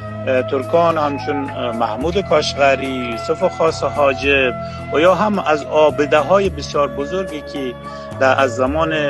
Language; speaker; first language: Persian; non-native, local second language; Uzbek